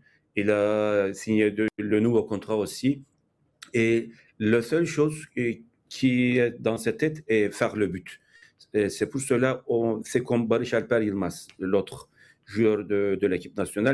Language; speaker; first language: French; non-native, fluent; Turkish